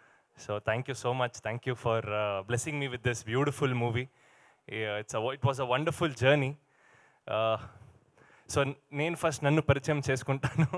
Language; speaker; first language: Telugu; non-native, learner; Kannada